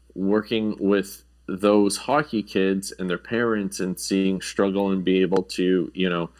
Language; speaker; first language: English; native; English